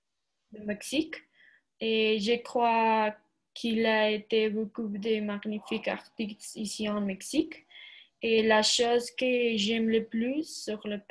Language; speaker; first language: French; non-native, learner; Spanish